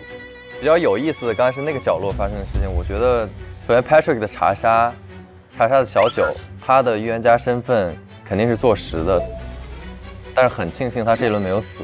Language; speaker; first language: Chinese; native; Chinese